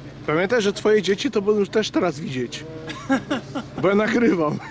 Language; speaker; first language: Polish; non-native, learner; English